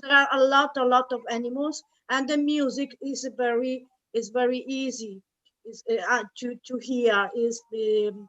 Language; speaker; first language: English; non-native, fluent; Italian